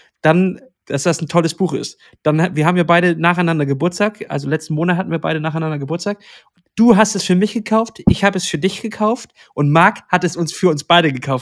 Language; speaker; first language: German; native; German